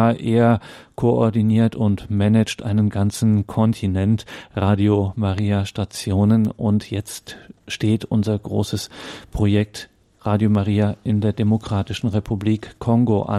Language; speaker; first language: German; native; German